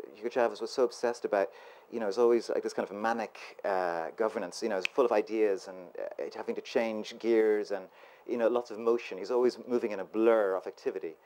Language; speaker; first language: English; native; English